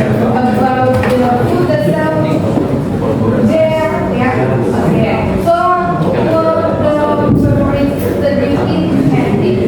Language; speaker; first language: English; non-native, learner; Indonesian